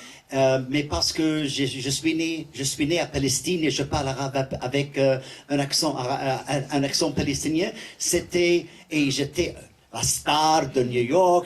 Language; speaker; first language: French; non-native, learner; English